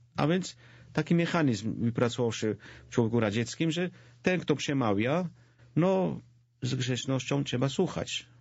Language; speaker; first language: Polish; non-native, fluent; Georgian